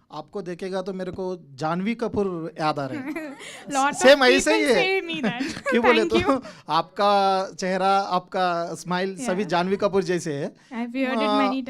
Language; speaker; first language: Hindi; non-native, local second language; Telugu